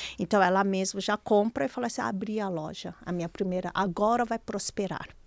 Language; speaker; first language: Portuguese; early bilingual, other home language; Chinese